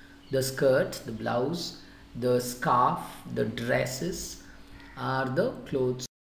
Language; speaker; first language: English; non-native, local second language; Tamil